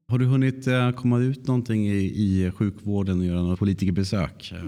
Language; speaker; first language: Swedish; native; Swedish